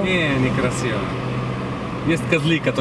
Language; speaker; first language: Russian; non-native, fluent; Arabic